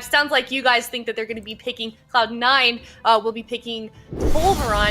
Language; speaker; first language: English; native; English